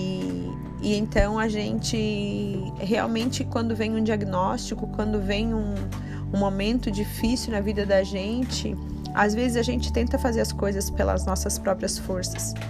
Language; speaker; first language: Portuguese; native; Portuguese